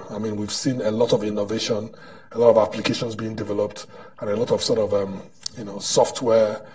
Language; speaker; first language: English; non-native, local second language; Igbo